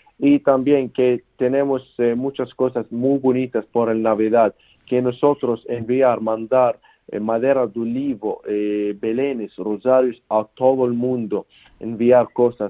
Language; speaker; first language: Spanish; non-native, learner; Arabic